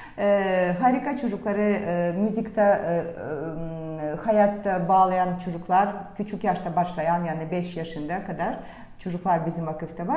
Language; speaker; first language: Turkish; non-native, fluent; Russian